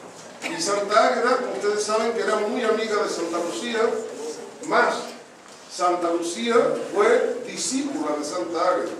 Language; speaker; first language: Spanish; native; Spanish